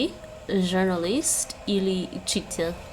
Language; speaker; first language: Russian; non-native, learner; English